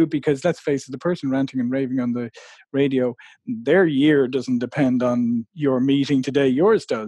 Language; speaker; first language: English; native; English